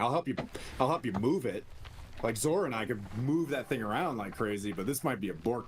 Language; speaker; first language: English; native; English